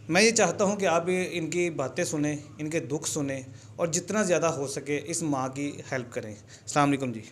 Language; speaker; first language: Urdu; non-native, local second language; Punjabi